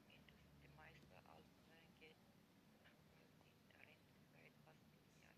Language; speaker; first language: German; non-native, learner; Macedonian